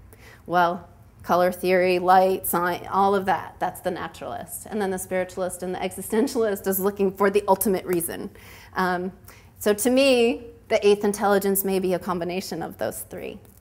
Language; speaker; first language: English; native; English